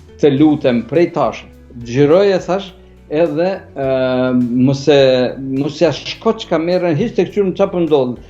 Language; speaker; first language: Albanian; native; Albanian